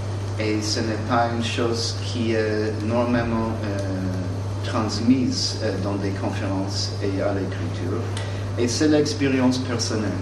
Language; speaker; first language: French; non-native, fluent; English